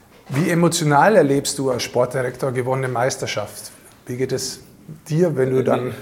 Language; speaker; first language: German; native; German